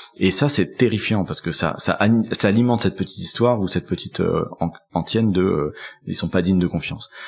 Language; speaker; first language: French; native; French